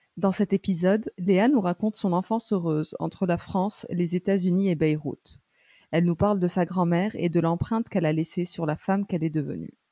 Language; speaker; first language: French; native; French